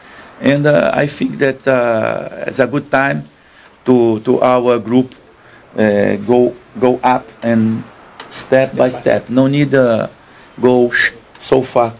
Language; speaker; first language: English; non-native, learner; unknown